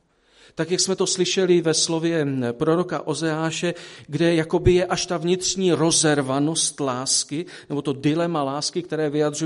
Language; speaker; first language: Czech; native; Czech